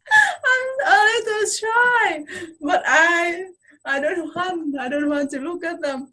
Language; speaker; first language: English; non-native, fluent; Vietnamese